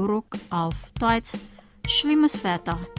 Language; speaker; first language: German; non-native, fluent; Indonesian